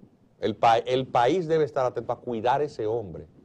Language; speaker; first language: Spanish; native; Spanish